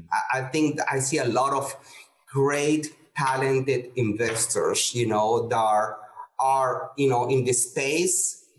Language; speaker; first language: English; non-native, fluent; Spanish